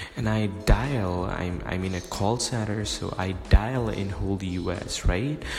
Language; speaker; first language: English; non-native, local second language; Urdu